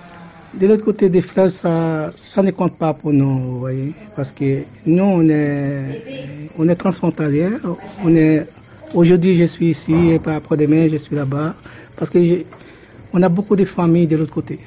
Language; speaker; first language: French; non-native, local second language; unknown